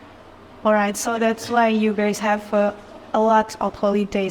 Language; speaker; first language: English; non-native, fluent; Indonesian